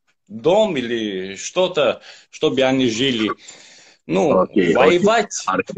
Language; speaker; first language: Russian; non-native, fluent; Armenian